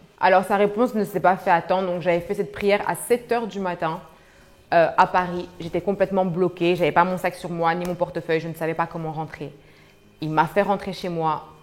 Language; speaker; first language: French; early bilingual, other home language; Arabic